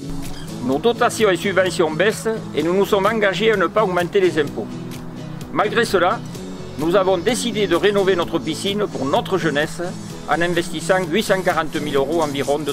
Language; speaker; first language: French; native; French